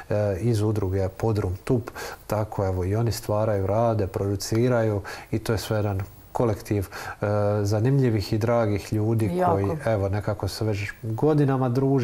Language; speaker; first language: Croatian; native; Croatian